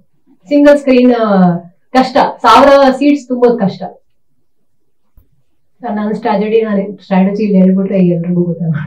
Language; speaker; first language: Kannada; native; Kannada